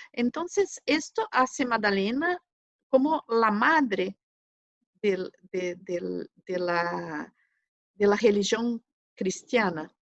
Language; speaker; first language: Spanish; non-native, fluent; Portuguese